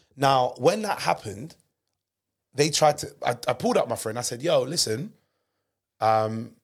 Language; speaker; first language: English; native; English